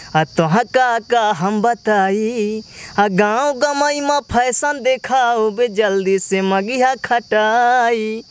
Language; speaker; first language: Hindi; native; Hindi